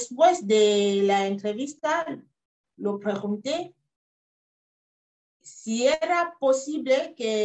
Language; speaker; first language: Spanish; non-native, fluent; French